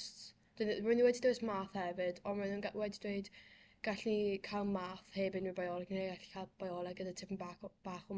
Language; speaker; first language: Welsh; non-native, local second language; English